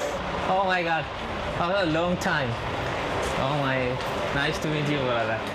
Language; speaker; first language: English; non-native, local second language; Divehi